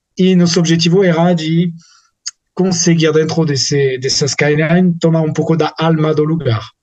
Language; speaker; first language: Portuguese; non-native, fluent; French